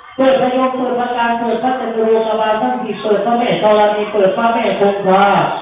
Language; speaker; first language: Thai; native; Thai